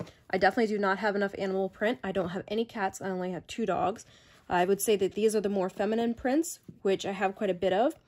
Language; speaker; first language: English; native; English